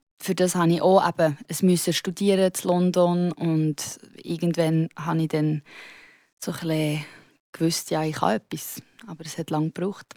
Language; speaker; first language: German; native; German